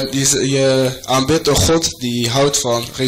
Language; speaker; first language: Dutch; non-native, fluent; French